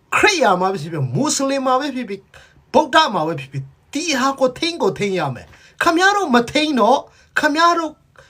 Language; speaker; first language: Burmese; non-native, local second language; Hakha Chin